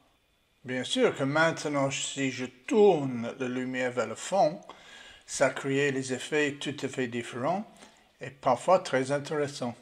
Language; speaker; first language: French; non-native, learner; English